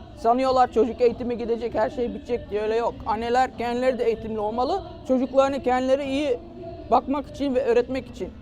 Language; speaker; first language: Turkish; early bilingual, heritage; Turkish